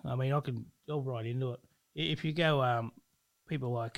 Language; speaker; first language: English; native; English